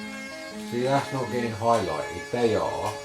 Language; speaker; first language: English; native; English